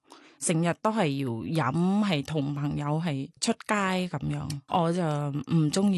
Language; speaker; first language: Cantonese; non-native, learner; Thai